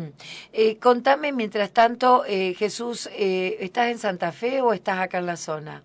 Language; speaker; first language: Spanish; native; Spanish